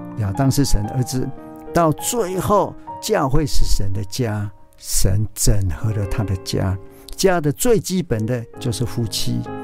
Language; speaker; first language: Chinese; non-native, local second language; Min Nan Chinese